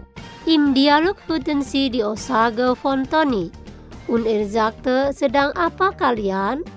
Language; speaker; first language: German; non-native, fluent; Indonesian